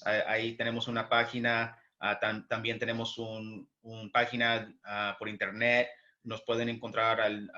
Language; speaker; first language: Spanish; early bilingual, heritage; English